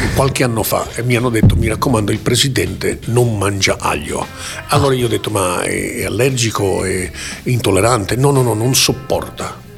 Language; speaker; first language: Italian; early bilingual, heritage; Italian